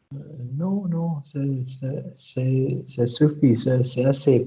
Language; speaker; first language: French; non-native, learner; Arabic